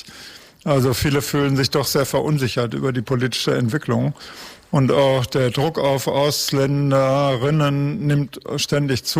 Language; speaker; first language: German; native; German